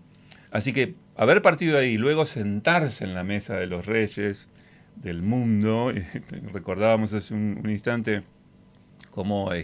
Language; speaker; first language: Spanish; native; Spanish